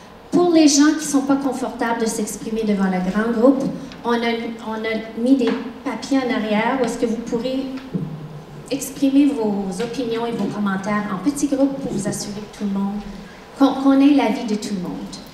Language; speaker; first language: French; native; French